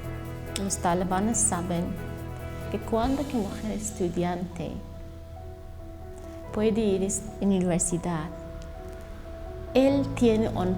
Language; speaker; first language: Spanish; non-native, learner; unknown